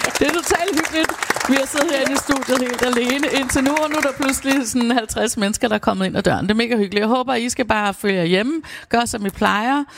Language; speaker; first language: Danish; native; Danish